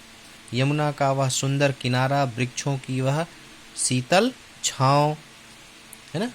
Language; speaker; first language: Hindi; native; Hindi